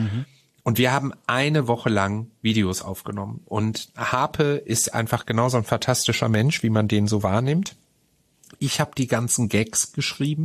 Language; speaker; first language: German; native; German